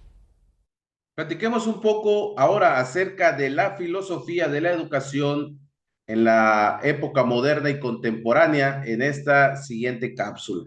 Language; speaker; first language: Spanish; native; Spanish